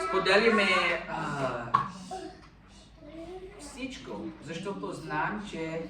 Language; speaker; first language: Bulgarian; non-native, fluent; English